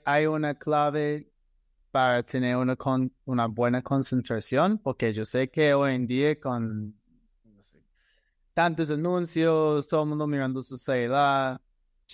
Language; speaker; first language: Spanish; non-native, fluent; English